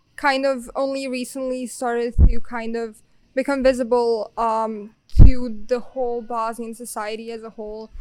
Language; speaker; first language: English; non-native, fluent; Bosnian